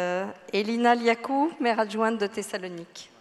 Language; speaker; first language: French; native; French